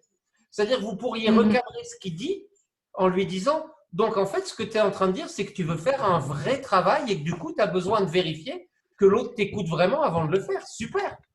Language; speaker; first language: French; native; French